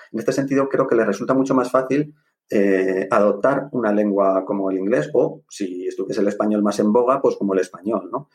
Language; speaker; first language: Spanish; native; Spanish